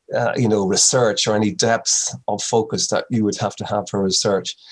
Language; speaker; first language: English; native; English